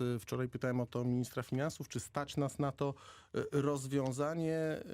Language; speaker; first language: Polish; native; Polish